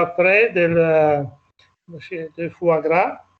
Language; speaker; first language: French; non-native, learner; Italian